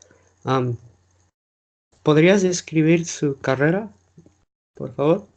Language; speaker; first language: Spanish; non-native, learner; English